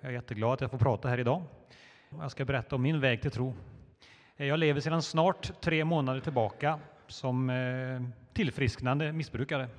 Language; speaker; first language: Swedish; native; Swedish